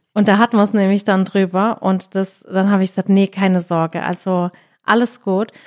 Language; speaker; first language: German; native; German